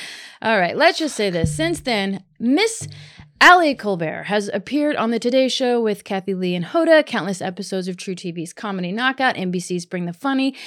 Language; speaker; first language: English; native; English